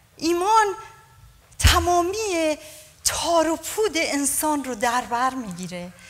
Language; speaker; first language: Persian; native; Persian